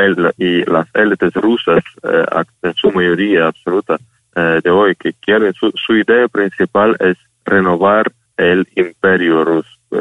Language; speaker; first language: Spanish; non-native, fluent; Ukrainian